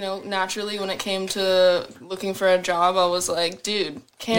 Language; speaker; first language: English; native; English